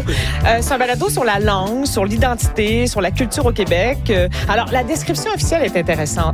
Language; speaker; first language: French; native; French